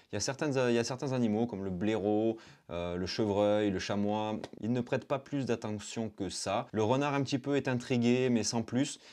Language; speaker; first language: French; native; French